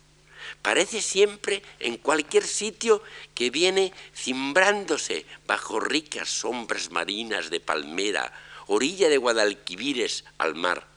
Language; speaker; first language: Spanish; native; Spanish